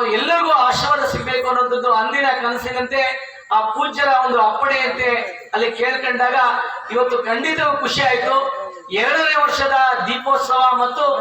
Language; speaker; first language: Kannada; native; Kannada